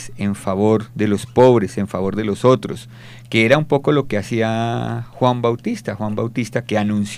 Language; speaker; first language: Spanish; native; Spanish